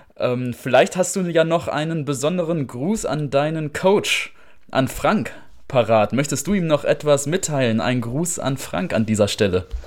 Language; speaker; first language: German; native; German